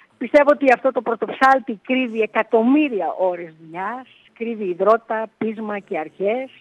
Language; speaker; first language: Greek; early bilingual, heritage; Greek